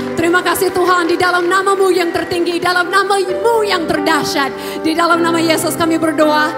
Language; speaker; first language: Indonesian; non-native, fluent; English